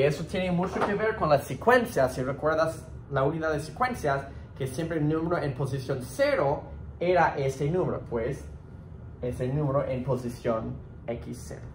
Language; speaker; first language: Spanish; non-native, fluent; English